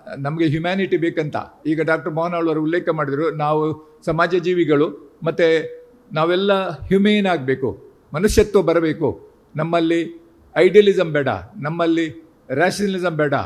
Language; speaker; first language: Kannada; non-native, local second language; Tulu